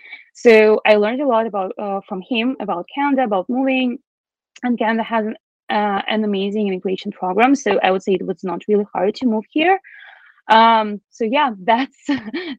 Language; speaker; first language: English; non-native, fluent; Russian